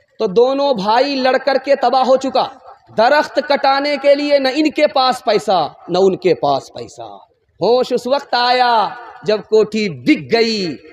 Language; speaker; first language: Urdu; non-native, local second language; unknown